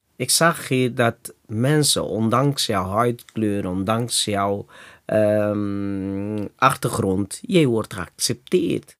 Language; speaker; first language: Dutch; non-native, fluent; Portuguese